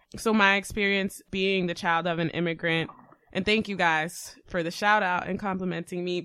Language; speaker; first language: English; native; English